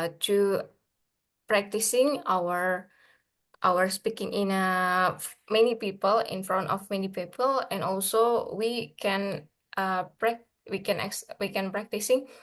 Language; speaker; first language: English; non-native, learner; Indonesian